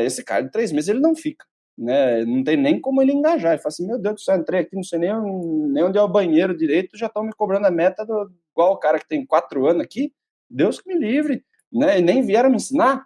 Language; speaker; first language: Portuguese; native; Portuguese